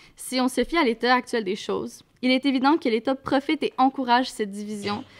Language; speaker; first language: French; native; French